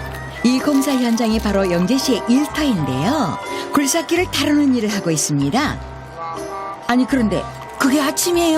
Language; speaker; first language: Korean; native; Korean